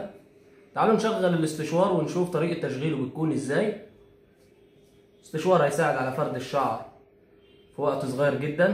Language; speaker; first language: Arabic; native; Arabic